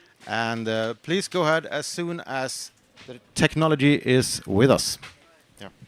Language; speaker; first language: English; non-native, fluent; Swedish